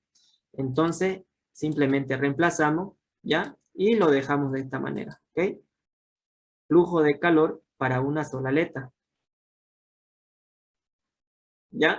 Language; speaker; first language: Spanish; native; Spanish